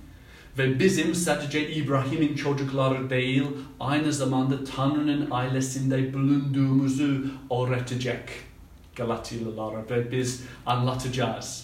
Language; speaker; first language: Turkish; non-native, fluent; English